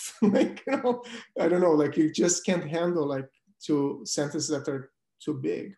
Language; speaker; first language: English; non-native, fluent; Portuguese